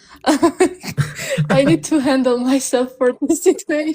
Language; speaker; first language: English; non-native, learner; Armenian